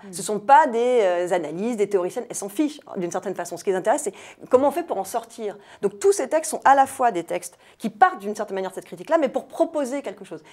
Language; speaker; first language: French; native; French